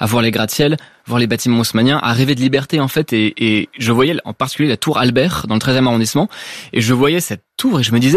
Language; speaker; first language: French; native; French